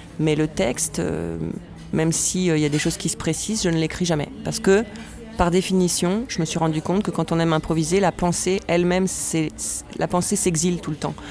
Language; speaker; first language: French; native; French